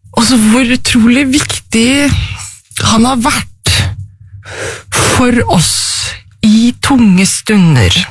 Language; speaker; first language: Norwegian; native; Norwegian